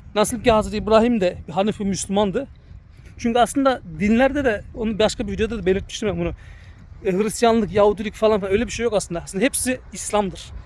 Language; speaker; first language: Turkish; early bilingual, heritage; Turkish